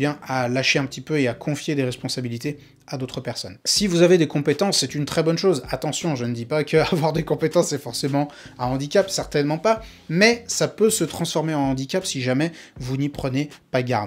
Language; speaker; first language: French; native; French